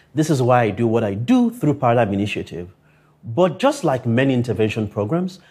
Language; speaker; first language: English; non-native, local second language; Yoruba